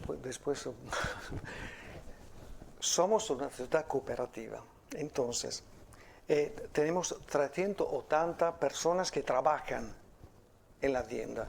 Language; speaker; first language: Spanish; non-native, fluent; Italian